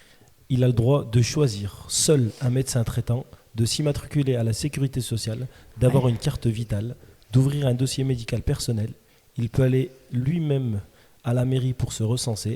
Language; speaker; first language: French; native; French